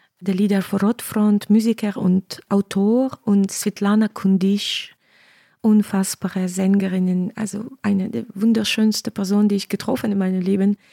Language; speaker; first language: German; non-native, fluent; Ukrainian